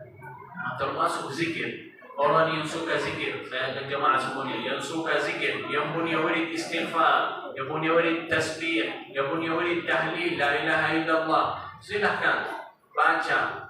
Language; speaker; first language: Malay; non-native, fluent; Arabic